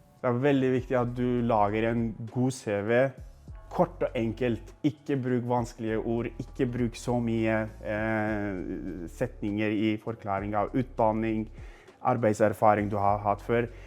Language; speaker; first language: Norwegian; non-native, fluent; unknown